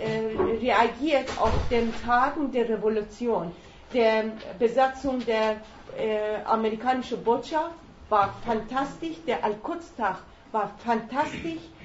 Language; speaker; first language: German; non-native, learner; Persian